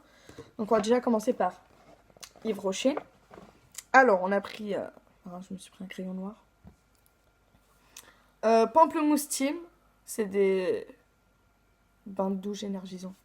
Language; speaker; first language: French; native; French